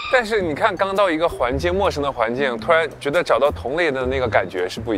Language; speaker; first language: Chinese; native; Chinese